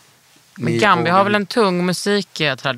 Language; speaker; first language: Swedish; native; Swedish